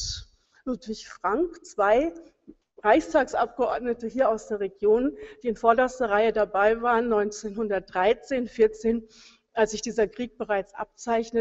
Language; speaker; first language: German; native; German